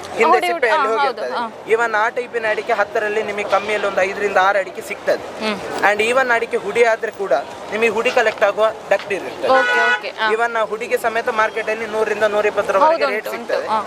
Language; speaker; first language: Kannada; native; Kannada